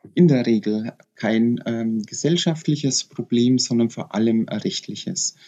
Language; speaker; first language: German; native; German